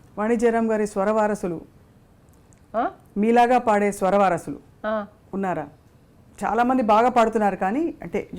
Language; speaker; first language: Telugu; native; Telugu